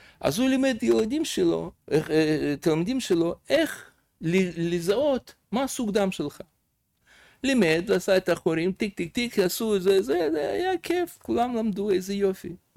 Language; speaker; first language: Hebrew; native; Hebrew